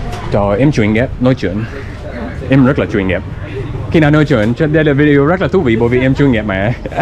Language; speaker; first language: Vietnamese; non-native, learner; English